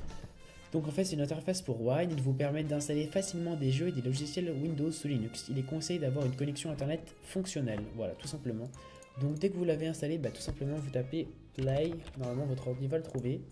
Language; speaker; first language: French; native; French